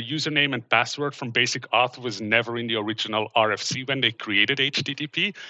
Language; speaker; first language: English; non-native, fluent; Dutch